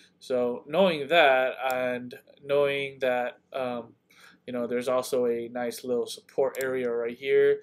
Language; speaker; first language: English; native; English